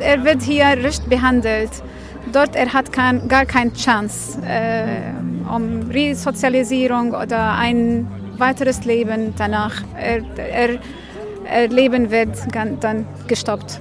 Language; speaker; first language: German; non-native, learner; Arabic